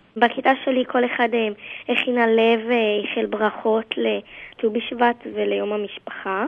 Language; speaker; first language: Hebrew; native; Hebrew